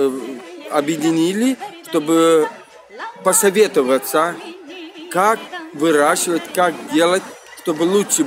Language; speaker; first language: Russian; non-native, local second language; Romanian